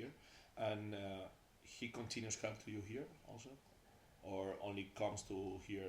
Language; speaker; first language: English; non-native, learner; Spanish